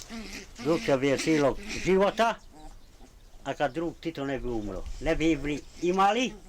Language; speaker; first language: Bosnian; non-native, local second language; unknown